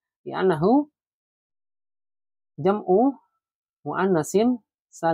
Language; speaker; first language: Arabic; non-native, fluent; Indonesian